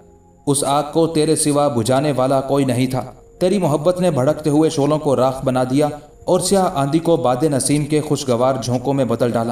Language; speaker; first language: Urdu; native; Urdu